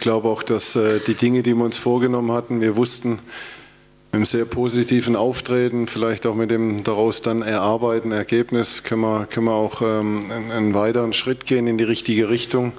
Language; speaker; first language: German; native; German